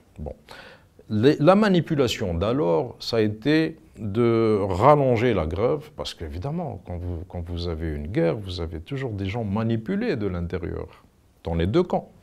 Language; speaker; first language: French; non-native, local second language; Arabic